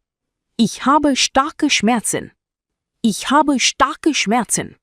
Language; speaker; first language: German; non-native, fluent; Tamil